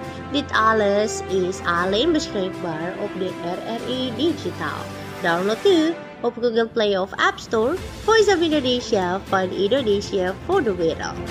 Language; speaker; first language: Dutch; non-native, fluent; Indonesian